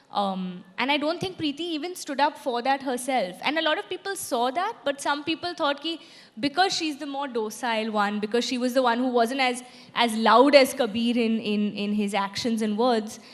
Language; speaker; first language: English; non-native, local second language; Hindi